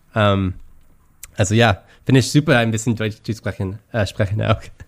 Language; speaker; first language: German; non-native, fluent; English